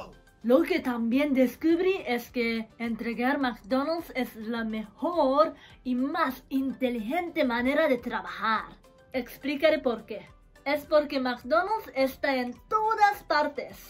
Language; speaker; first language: Spanish; non-native, learner; Japanese